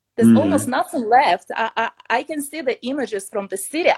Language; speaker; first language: English; non-native, fluent; Ukrainian